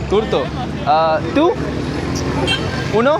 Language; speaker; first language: Spanish; non-native, learner; Hindi